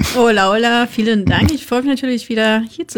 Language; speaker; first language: German; native; German